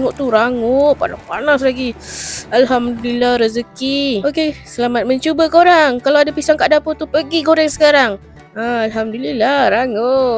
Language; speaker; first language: Malay; native; Malay